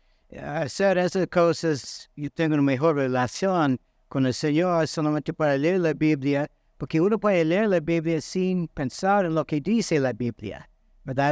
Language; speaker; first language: Spanish; non-native, fluent; English